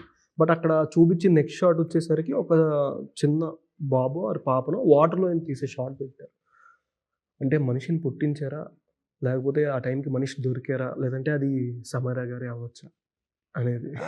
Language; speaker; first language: Telugu; native; Telugu